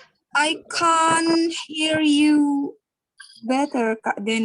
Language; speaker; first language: English; non-native, learner; Indonesian